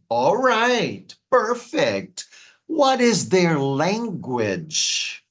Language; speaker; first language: English; non-native, fluent; Portuguese